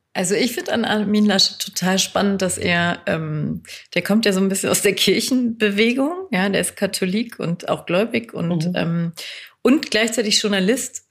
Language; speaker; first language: German; early bilingual, other home language; Turkish